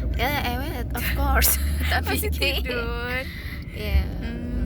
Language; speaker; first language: Turkish; non-native, learner; Indonesian